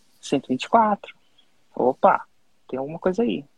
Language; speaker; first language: Portuguese; native; Portuguese